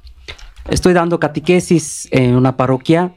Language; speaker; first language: Spanish; non-native, learner; Bangla